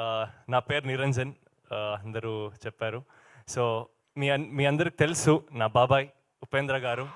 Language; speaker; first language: Telugu; non-native, learner; Kannada